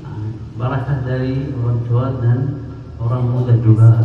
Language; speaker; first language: Indonesian; non-native, learner; Arabic